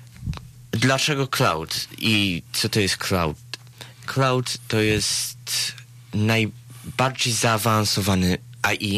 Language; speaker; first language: Polish; early bilingual, heritage; Polish